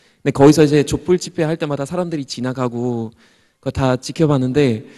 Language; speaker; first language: Korean; non-native, fluent; German